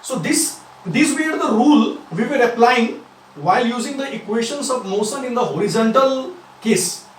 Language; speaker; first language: English; non-native, local second language; Nepali